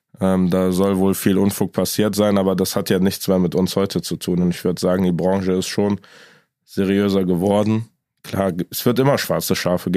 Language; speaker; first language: German; native; German